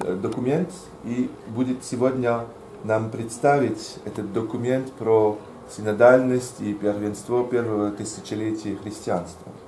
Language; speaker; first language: Russian; non-native, fluent; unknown